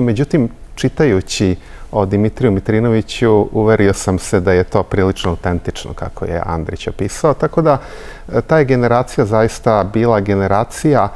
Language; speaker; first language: Serbian; native; Serbian